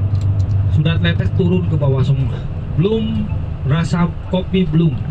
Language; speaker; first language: Indonesian; non-native, learner; Vietnamese